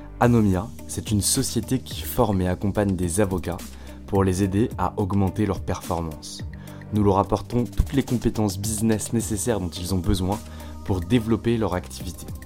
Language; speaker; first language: French; native; French